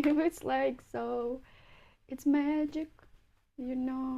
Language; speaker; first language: English; non-native, fluent; Russian